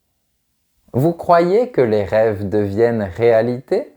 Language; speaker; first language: French; native; French